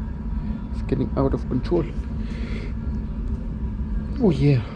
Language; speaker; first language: English; non-native, fluent; Dutch